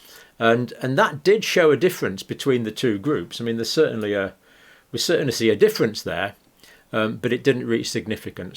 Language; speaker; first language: English; native; English